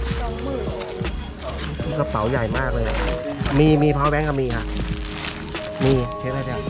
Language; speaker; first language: Thai; native; Thai